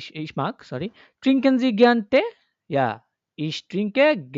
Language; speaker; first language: German; non-native, learner; Bangla